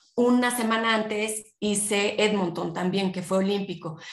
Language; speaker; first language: Spanish; native; Spanish